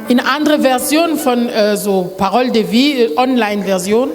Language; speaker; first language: German; non-native, learner; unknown